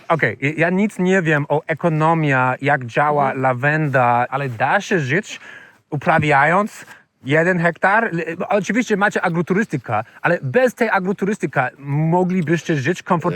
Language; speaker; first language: Polish; non-native, learner; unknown